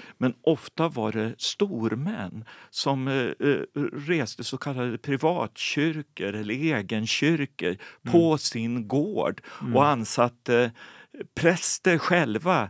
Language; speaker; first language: Swedish; native; Swedish